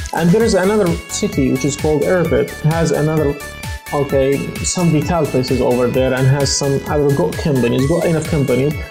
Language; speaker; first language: English; non-native, fluent; Arabic